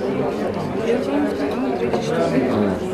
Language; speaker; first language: Russian; native; Russian